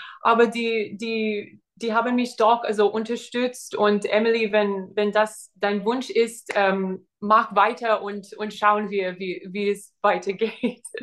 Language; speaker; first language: German; non-native, fluent; English